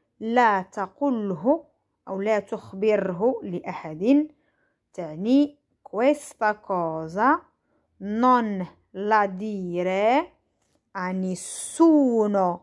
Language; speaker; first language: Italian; non-native, fluent; Arabic